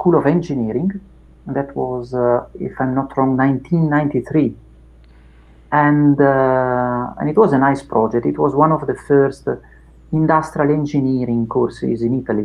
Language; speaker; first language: English; non-native, fluent; Italian